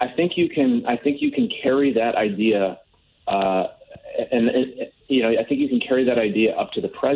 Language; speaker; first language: English; native; English